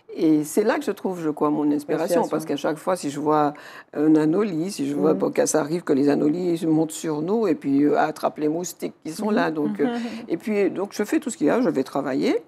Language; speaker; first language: French; native; French